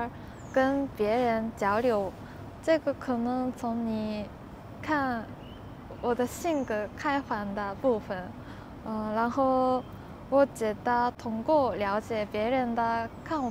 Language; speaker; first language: Chinese; non-native, learner; Japanese